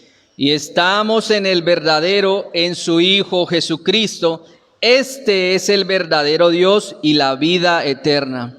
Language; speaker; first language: Spanish; native; Spanish